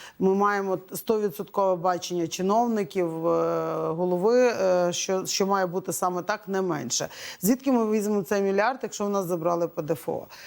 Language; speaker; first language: Ukrainian; native; Ukrainian